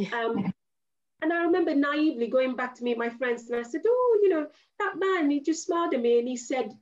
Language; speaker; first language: English; non-native, local second language; Yoruba